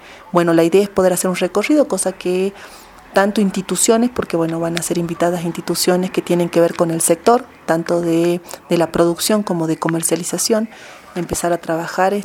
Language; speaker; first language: Spanish; native; Spanish